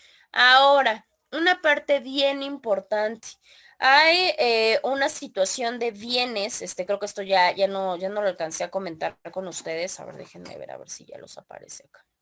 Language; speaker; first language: Spanish; native; Spanish